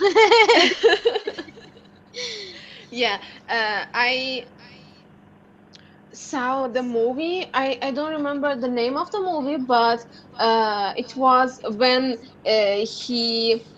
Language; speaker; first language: English; non-native, learner; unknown